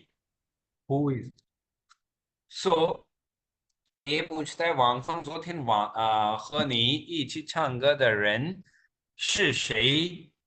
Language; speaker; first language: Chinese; non-native, fluent; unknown